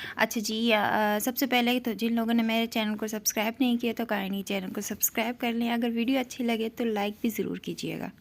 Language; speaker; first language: Urdu; native; Urdu